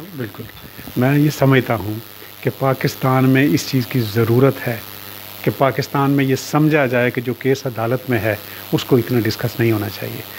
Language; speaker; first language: Urdu; non-native, local second language; Punjabi